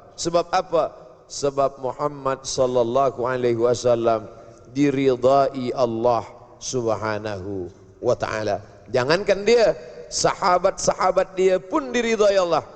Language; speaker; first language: Malay; native; Malay